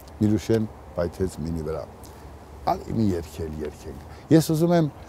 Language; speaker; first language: Armenian; native; Armenian